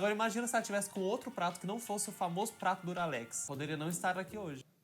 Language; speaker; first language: Portuguese; native; Portuguese